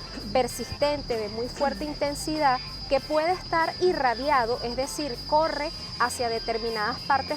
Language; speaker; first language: Spanish; native; Spanish